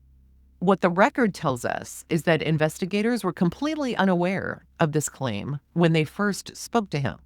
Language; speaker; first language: English; native; English